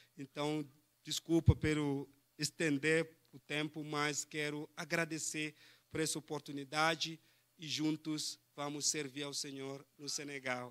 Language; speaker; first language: Portuguese; non-native, fluent; Fula